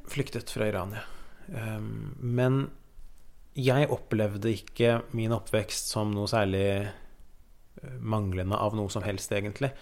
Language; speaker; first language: Norwegian; early bilingual, other home language; Persian